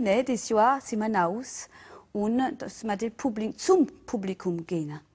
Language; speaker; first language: German; non-native, learner; French